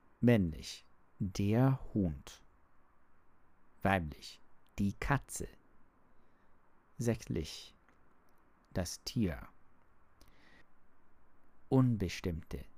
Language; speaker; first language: German; non-native, learner; English